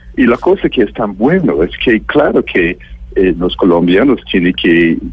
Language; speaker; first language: Spanish; non-native, fluent; English